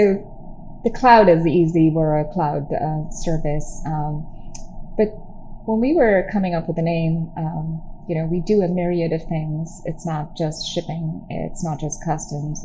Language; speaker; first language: English; non-native, local second language; Tamil